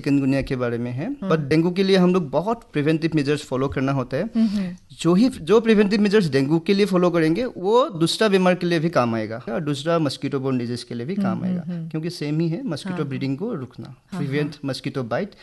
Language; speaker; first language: Hindi; non-native, local second language; Assamese